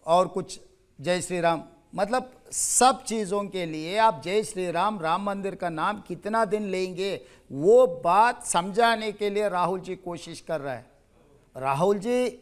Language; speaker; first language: Hindi; non-native, local second language; Telugu